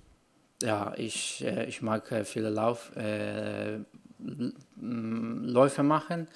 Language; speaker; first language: German; non-native, learner; Polish